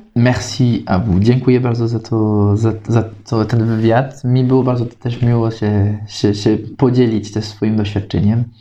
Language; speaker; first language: Polish; non-native, fluent; French